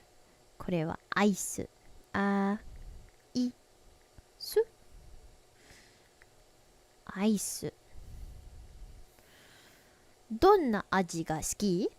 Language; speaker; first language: Japanese; non-native, learner; English